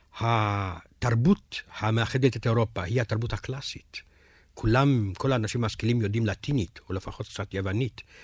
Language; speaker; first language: Hebrew; non-native, fluent; Romanian